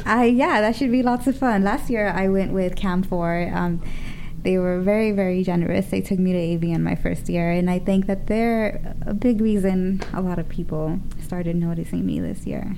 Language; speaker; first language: English; early bilingual, other home language; Spanish